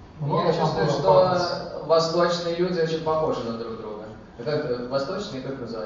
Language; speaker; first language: Russian; early bilingual, heritage; Russian